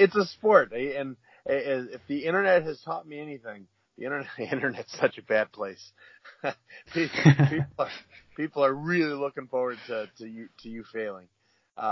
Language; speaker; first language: English; native; English